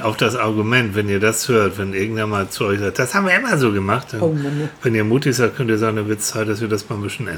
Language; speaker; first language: German; native; German